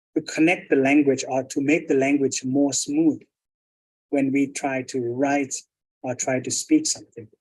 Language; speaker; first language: English; non-native, fluent; Thai